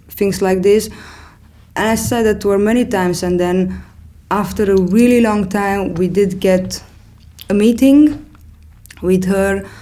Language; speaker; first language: English; non-native, fluent; Romanian